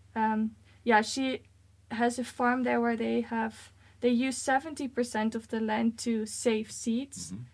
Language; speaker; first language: English; non-native, fluent; Dutch